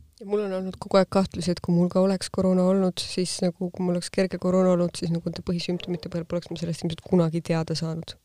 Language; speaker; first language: Estonian; native; Estonian